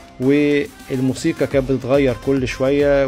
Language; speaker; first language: Arabic; native; Arabic